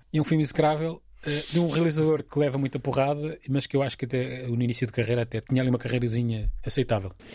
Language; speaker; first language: Portuguese; native; Portuguese